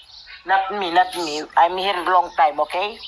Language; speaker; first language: English; non-native, local second language; Filipino